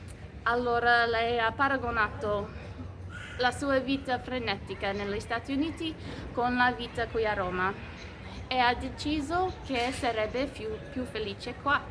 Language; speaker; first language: Italian; non-native, fluent; English